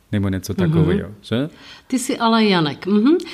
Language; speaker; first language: German; non-native, fluent; Czech